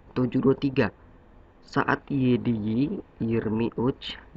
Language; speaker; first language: Turkish; non-native, learner; Indonesian